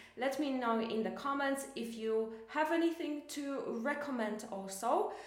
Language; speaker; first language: English; non-native, fluent; Polish